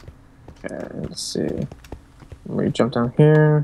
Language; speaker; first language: English; native; English